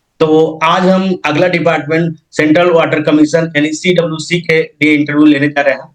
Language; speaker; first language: Hindi; native; Hindi